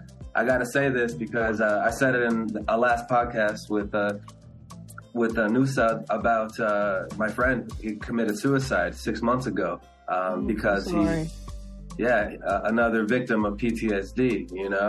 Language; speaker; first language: English; early bilingual, other home language; Spanish